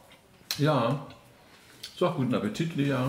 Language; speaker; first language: German; native; German